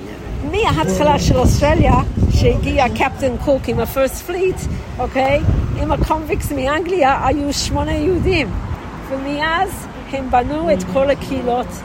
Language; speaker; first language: Hebrew; non-native, fluent; English